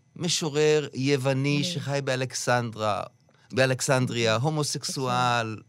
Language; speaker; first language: Hebrew; native; Hebrew